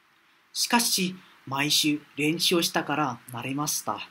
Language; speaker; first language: Japanese; non-native, fluent; Malay